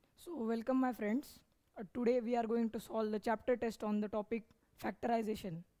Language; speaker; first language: English; non-native, local second language; Marathi